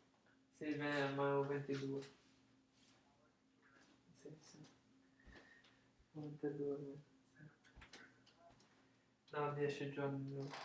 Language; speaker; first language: Italian; early bilingual, heritage; English